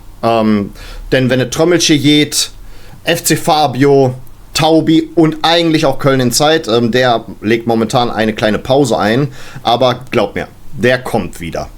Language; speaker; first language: German; native; German